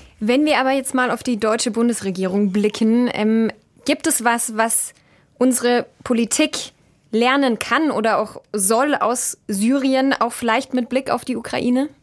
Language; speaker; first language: German; native; German